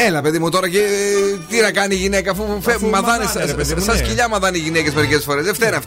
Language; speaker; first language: Greek; native; Greek